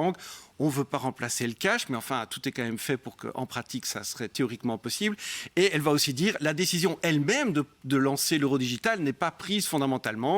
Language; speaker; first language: French; native; French